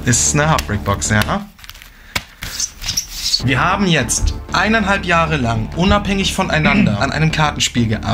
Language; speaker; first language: German; native; German